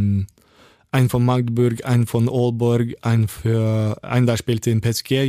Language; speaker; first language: German; non-native, learner; Norwegian